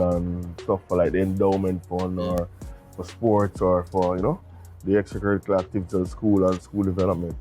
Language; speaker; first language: English; native; English